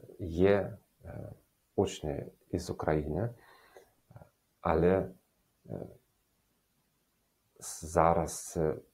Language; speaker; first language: Ukrainian; non-native, learner; German